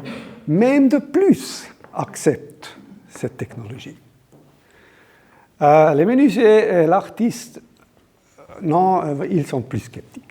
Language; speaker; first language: French; non-native, local second language; German